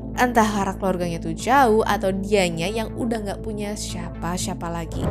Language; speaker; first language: Indonesian; native; Indonesian